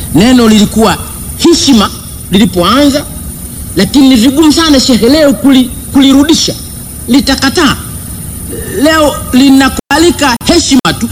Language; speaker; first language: Swahili; native; Swahili